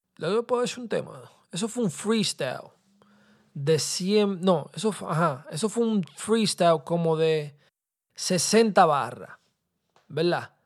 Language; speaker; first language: Spanish; early bilingual, heritage; Spanish